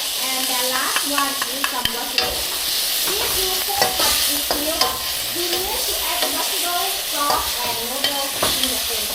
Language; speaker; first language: English; non-native, learner; Thai